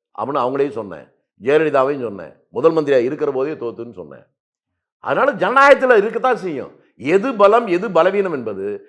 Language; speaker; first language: Tamil; native; Tamil